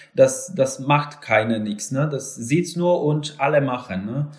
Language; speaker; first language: German; non-native, learner; Polish